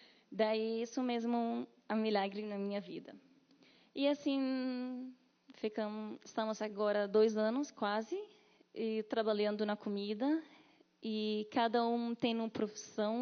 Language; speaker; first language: Portuguese; non-native, learner; Arabic